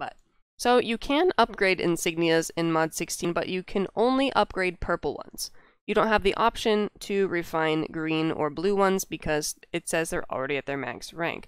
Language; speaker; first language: English; native; English